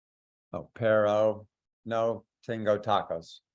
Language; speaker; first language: Spanish; non-native, learner; English